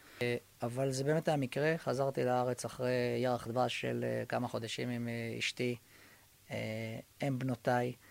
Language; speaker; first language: Hebrew; native; Hebrew